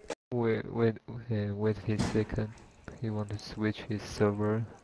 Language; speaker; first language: English; non-native, learner; Chinese